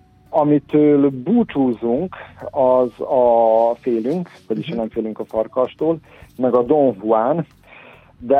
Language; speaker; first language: Hungarian; native; Hungarian